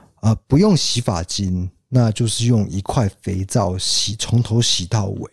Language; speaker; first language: Chinese; native; Chinese